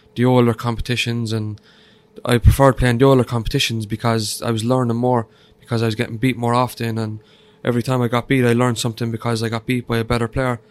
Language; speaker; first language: English; native; English